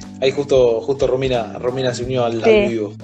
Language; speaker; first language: Spanish; native; Spanish